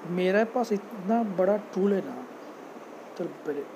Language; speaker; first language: Hindi; non-native, local second language; Marathi